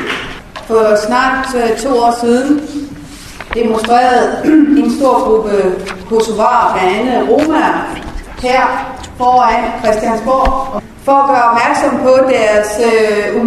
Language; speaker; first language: Danish; native; Danish